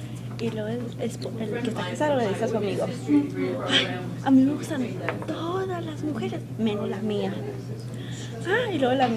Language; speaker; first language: Spanish; early bilingual, heritage; Spanish